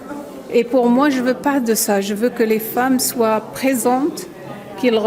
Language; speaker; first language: French; non-native, local second language; Arabic